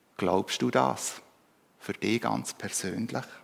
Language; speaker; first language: German; native; German